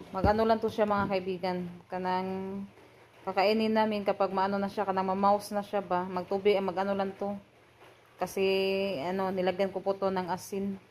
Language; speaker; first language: Filipino; non-native, local second language; Cebuano